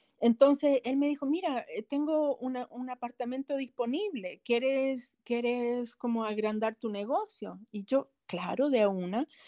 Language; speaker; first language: Spanish; early bilingual, heritage; Spanish